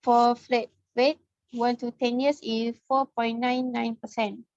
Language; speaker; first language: English; non-native, local second language; Malay